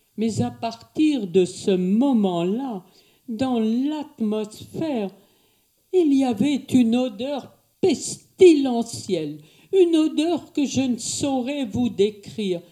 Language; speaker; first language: French; native; French